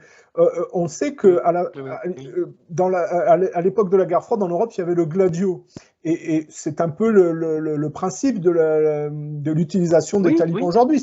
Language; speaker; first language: French; native; French